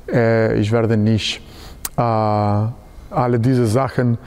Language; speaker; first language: German; non-native, learner; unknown